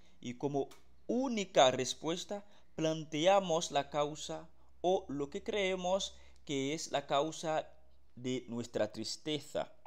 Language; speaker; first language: Spanish; non-native, fluent; Haitian Creole